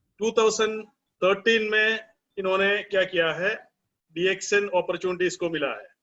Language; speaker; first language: Hindi; non-native, local second language; Gujarati